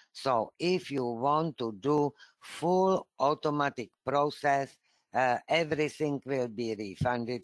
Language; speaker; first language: English; non-native, fluent; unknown